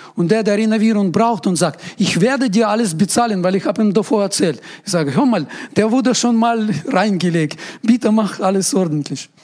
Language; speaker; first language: German; non-native, fluent; Russian